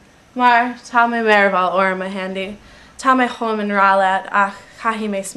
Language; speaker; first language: Irish; non-native, learner; English